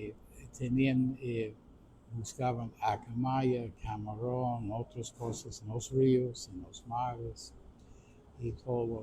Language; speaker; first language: Spanish; non-native, fluent; English